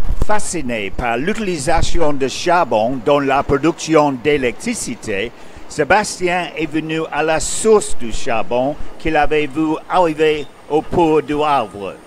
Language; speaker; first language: French; non-native, fluent; English